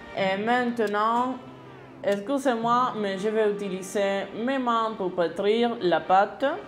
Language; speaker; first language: French; non-native, learner; Spanish